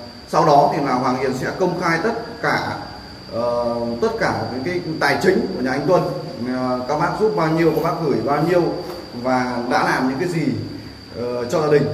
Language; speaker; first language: Vietnamese; native; Vietnamese